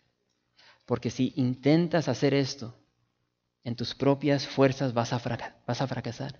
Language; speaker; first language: Spanish; native; Spanish